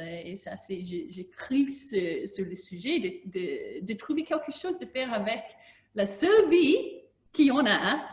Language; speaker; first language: French; non-native, learner; English